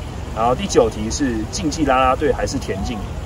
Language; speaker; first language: Chinese; native; Chinese